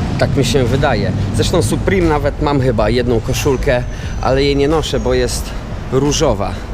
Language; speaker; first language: Polish; native; Polish